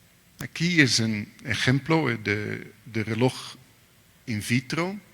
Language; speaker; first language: Spanish; non-native, learner; Dutch